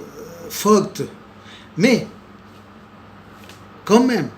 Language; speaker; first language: French; non-native, local second language; Arabic